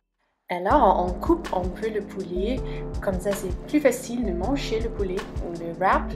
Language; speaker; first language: French; non-native, fluent; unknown